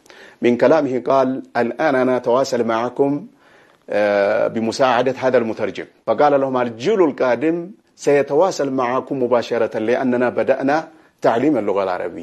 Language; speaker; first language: Arabic; non-native, fluent; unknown